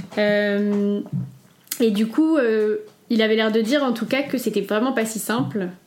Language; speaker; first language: French; native; French